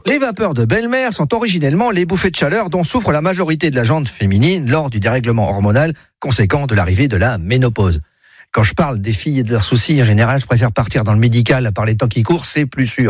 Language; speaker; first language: French; native; French